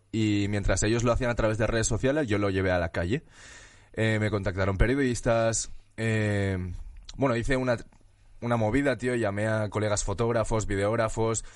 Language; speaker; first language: Spanish; early bilingual, other home language; Chinese